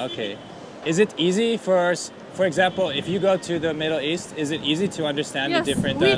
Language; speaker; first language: English; non-native, learner; Khmer